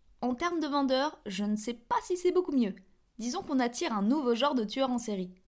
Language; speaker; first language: French; native; French